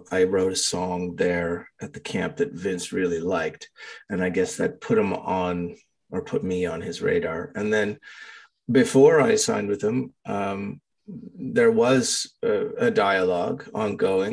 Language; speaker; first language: English; native; English